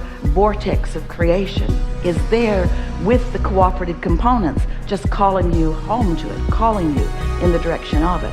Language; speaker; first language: English; native; English